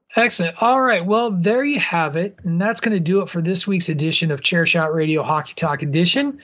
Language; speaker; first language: English; native; English